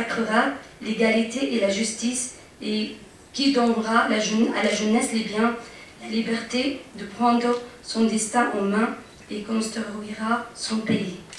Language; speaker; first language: French; non-native, fluent; Arabic